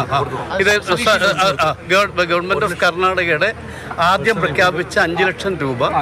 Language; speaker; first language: Malayalam; native; Malayalam